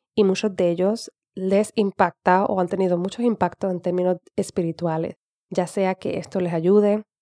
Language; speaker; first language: Spanish; native; Spanish